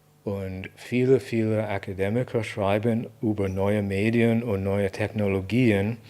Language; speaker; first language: German; non-native, fluent; English